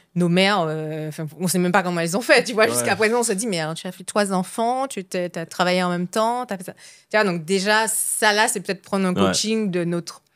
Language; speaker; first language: French; native; French